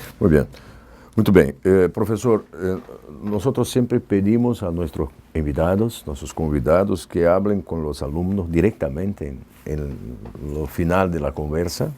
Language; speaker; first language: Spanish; non-native, fluent; Portuguese